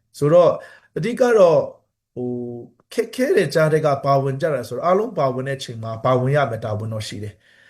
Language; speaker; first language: Burmese; non-native, local second language; Hakha Chin